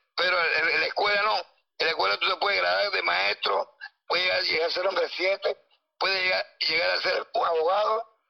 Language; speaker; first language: Spanish; native; Spanish